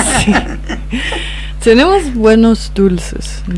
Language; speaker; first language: Spanish; non-native, fluent; Danish